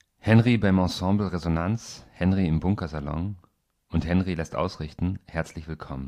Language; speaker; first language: German; native; German